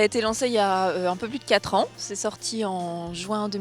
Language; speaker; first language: French; native; French